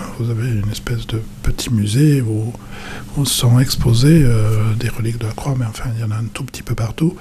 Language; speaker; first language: French; native; French